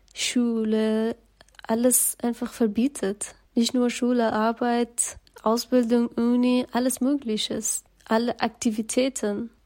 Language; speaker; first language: German; non-native, fluent; Persian